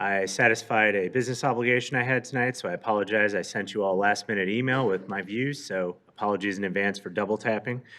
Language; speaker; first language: English; native; English